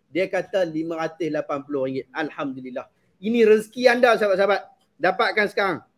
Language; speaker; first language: Malay; native; Malay